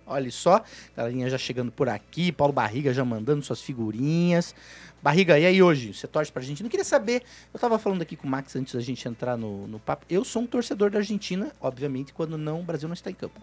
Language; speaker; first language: Portuguese; native; Portuguese